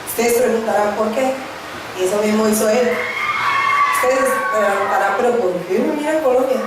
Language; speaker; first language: Spanish; native; Spanish